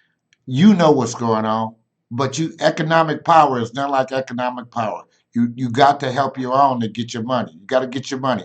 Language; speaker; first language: English; native; English